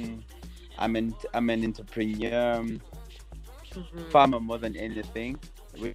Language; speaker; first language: English; non-native, local second language; Zulu